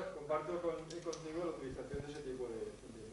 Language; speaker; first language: Spanish; native; Spanish